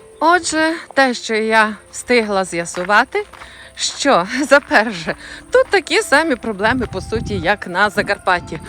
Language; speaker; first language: Ukrainian; native; Ukrainian